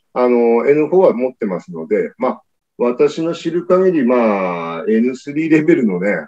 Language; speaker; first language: Japanese; native; Japanese